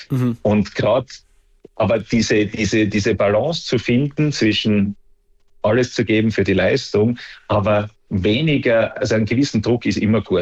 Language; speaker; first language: German; native; German